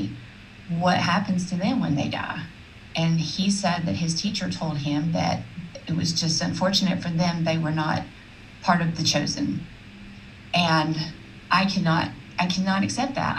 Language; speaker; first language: English; native; English